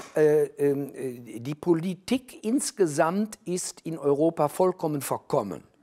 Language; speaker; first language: German; native; German